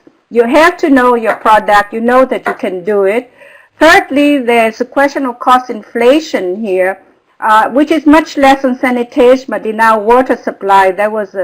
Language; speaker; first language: English; non-native, fluent; Vietnamese